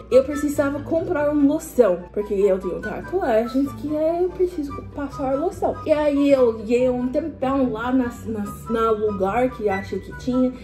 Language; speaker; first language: Portuguese; non-native, fluent; English